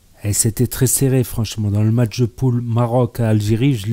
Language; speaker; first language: French; native; French